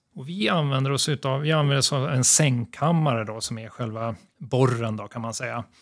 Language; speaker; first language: Swedish; native; Swedish